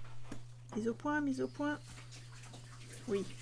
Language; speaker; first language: French; native; French